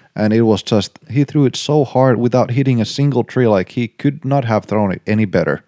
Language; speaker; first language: English; non-native, fluent; Finnish